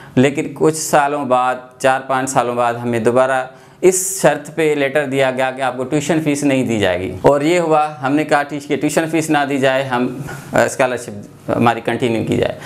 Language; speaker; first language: Urdu; non-native, local second language; Sindhi